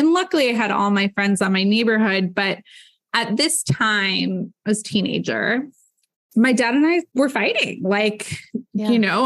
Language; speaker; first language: English; native; English